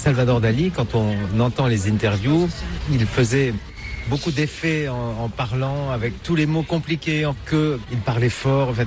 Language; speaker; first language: French; native; French